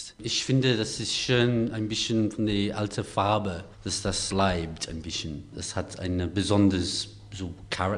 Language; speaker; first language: German; non-native, learner; English